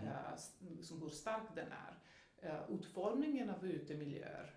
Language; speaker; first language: Swedish; non-native, fluent; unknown